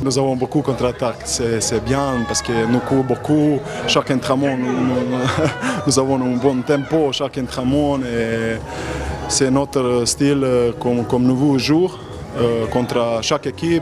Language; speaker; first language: French; non-native, learner; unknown